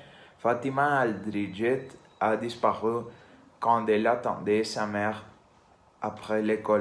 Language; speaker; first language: French; non-native, learner; Spanish